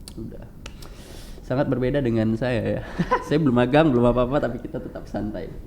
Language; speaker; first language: Indonesian; native; Indonesian